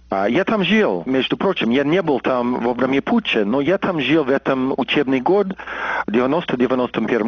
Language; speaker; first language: Russian; non-native, fluent; English